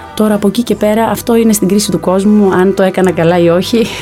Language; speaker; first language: Greek; early bilingual, heritage; Greek